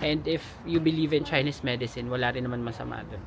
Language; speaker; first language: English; non-native, local second language; Filipino